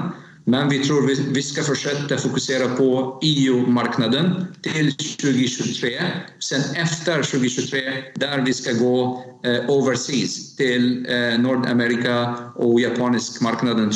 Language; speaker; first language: Swedish; non-native, fluent; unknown